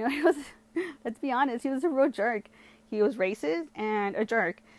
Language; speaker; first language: English; early bilingual, other home language; Spanish